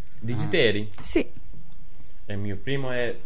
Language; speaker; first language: Italian; non-native, learner; Punjabi